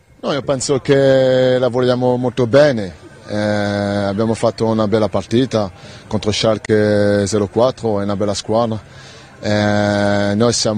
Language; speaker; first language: Italian; non-native, learner; French